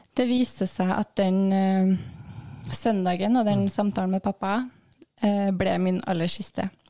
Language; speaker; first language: Norwegian; native; Norwegian